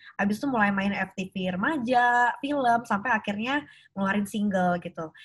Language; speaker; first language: Indonesian; native; Indonesian